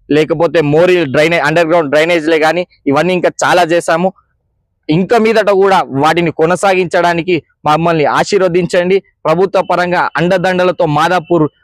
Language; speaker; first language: Telugu; native; Telugu